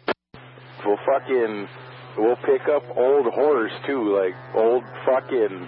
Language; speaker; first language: English; native; English